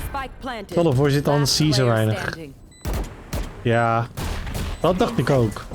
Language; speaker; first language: Dutch; native; Dutch